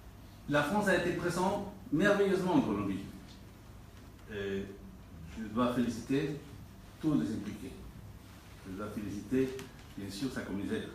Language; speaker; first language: French; non-native, fluent; Spanish